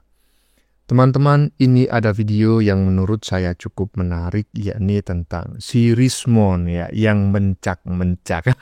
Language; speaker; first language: Indonesian; native; Indonesian